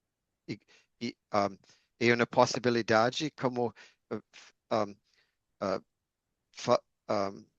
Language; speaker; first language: Portuguese; non-native, learner; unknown